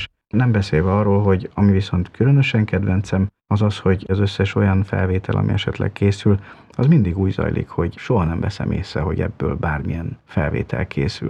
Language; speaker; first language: Hungarian; native; Hungarian